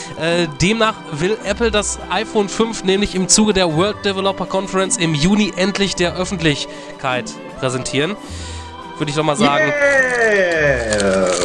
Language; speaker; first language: German; native; German